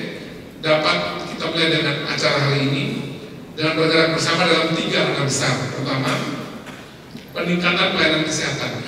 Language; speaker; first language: Indonesian; native; Indonesian